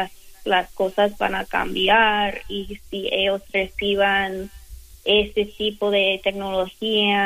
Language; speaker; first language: Spanish; non-native, fluent; English